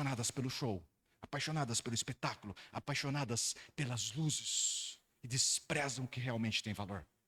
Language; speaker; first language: Portuguese; native; Portuguese